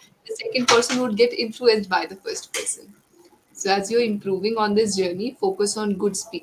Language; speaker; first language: English; non-native, local second language; Hindi